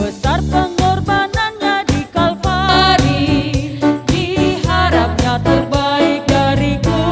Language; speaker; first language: Indonesian; native; Indonesian